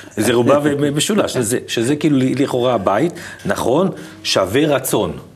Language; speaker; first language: Hebrew; native; Hebrew